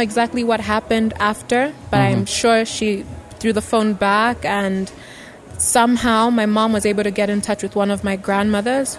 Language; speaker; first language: English; non-native, local second language; Bemba